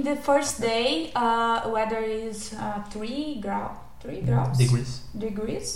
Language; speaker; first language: English; non-native, learner; Portuguese